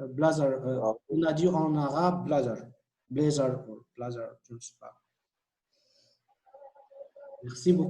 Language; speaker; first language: French; non-native, fluent; Arabic